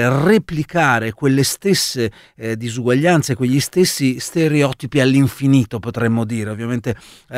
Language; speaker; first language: Italian; native; Italian